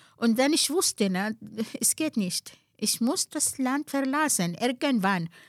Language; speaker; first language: German; non-native, fluent; Arabic